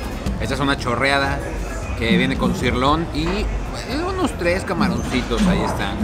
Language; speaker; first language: Spanish; native; Spanish